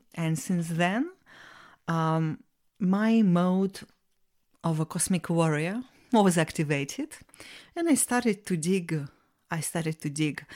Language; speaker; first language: English; non-native, fluent; Russian